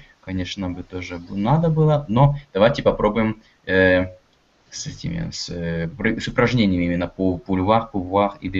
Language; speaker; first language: Russian; native; Russian